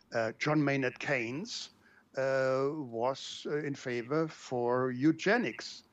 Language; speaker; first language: English; non-native, fluent; German